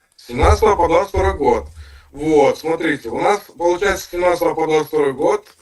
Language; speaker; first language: Russian; native; Russian